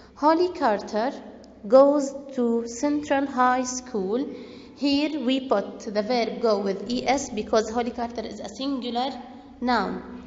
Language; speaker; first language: English; non-native, fluent; Arabic